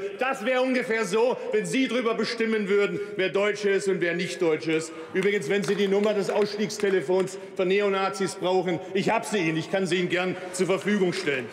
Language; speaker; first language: German; early bilingual, other home language; Turkish